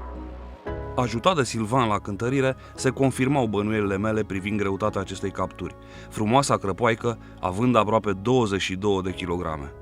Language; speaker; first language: Romanian; native; Romanian